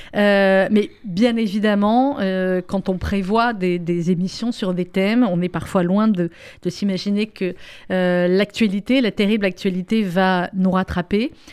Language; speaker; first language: French; native; French